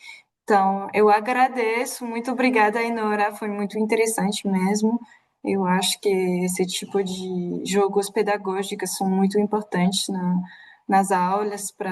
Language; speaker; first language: Portuguese; non-native, fluent; French